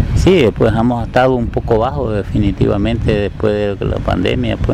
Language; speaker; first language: Spanish; native; Spanish